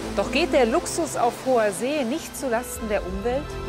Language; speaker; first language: German; native; German